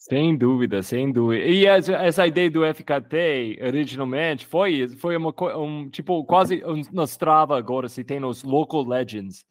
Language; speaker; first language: Portuguese; non-native, fluent; English